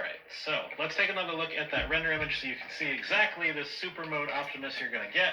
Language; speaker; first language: English; native; English